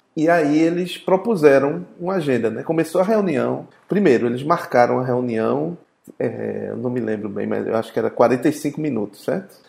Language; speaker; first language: Portuguese; native; Portuguese